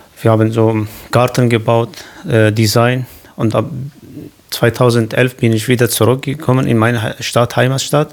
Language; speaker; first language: German; non-native, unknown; Kurdish